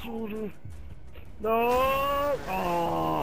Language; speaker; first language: English; native; English